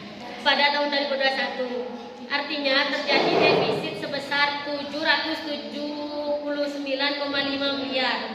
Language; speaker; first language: Indonesian; native; Indonesian